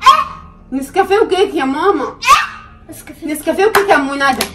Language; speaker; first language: Arabic; native; Arabic